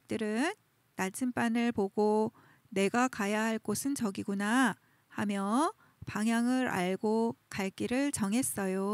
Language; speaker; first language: Korean; native; Korean